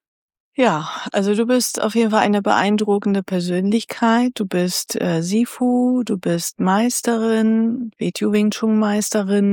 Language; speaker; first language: German; native; German